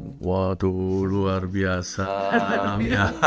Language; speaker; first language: Indonesian; non-native, fluent; Korean